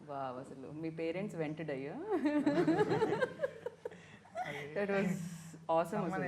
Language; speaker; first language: Telugu; native; Telugu